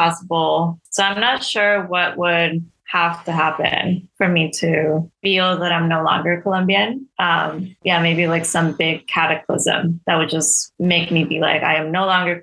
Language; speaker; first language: English; non-native, fluent; Spanish